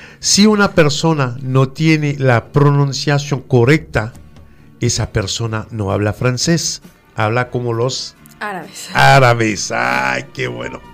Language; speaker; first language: Spanish; non-native, fluent; French